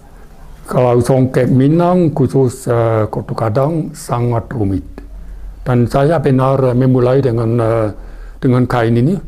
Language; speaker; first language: Indonesian; non-native, fluent; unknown